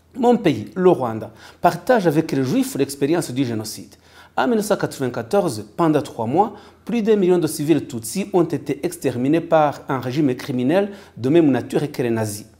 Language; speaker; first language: French; non-native, local second language; Kinyarwanda